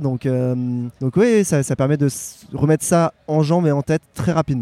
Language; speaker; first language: French; native; French